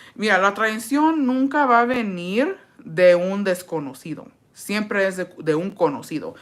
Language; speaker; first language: Spanish; early bilingual, heritage; Spanish